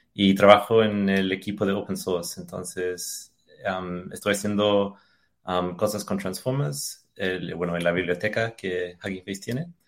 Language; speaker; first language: Spanish; early bilingual, heritage; English